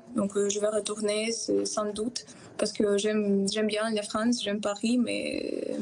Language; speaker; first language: French; non-native, fluent; Ukrainian